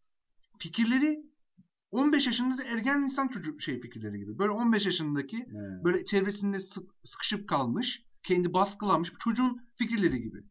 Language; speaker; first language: Turkish; native; Turkish